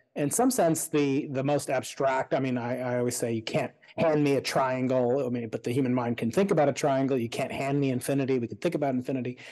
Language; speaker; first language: English; native; English